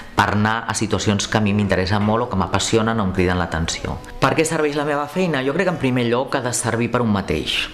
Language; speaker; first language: Catalan; native; Catalan